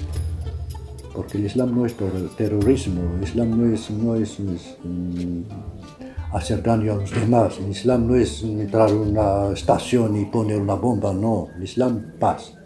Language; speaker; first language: Spanish; non-native, fluent; Arabic